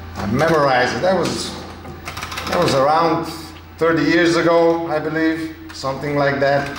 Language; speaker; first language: English; non-native, fluent; Bulgarian